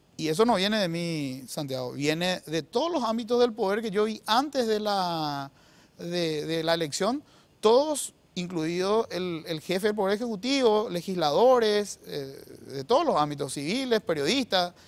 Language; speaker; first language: Spanish; native; Spanish